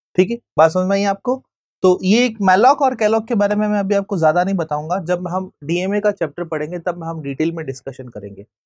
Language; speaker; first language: Hindi; native; Hindi